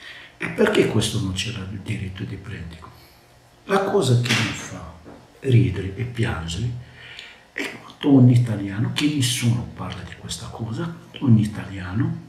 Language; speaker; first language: Italian; non-native, learner; Arabic